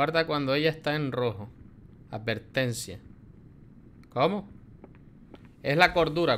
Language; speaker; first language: Spanish; native; Spanish